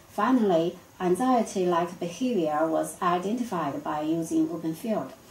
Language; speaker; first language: English; non-native, fluent; Chinese